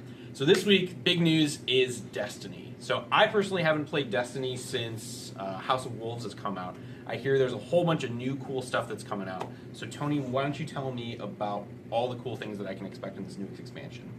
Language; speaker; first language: English; native; English